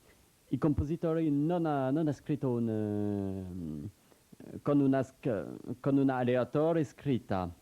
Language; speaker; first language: Italian; non-native, learner; French